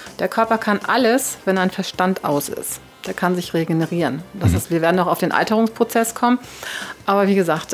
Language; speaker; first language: German; native; German